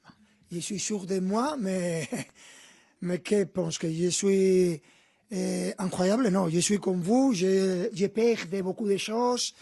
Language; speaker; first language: French; non-native, fluent; Spanish